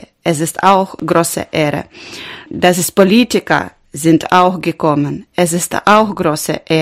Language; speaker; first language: German; non-native, learner; Ukrainian